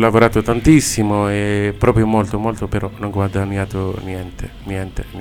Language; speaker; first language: Italian; non-native, learner; Arabic